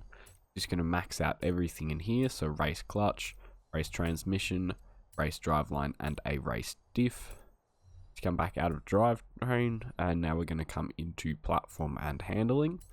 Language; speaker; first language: English; native; English